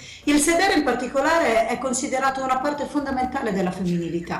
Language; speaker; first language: Italian; native; Italian